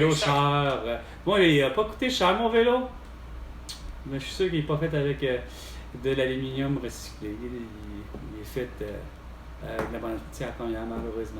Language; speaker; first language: French; native; French